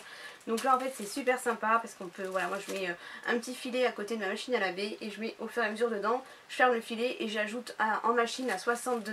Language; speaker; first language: French; native; French